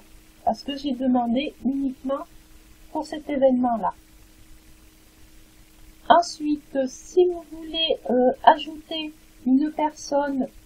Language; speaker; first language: French; native; French